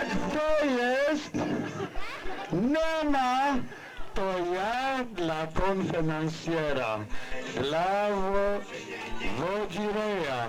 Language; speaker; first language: Polish; non-native, local second language; Rusyn